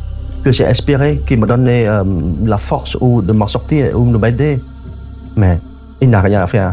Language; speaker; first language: French; non-native, fluent; Khmer